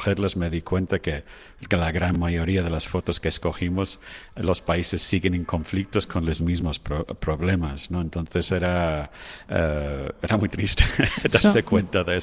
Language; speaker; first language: Spanish; non-native, fluent; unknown